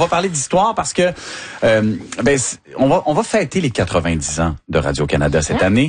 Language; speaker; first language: French; native; French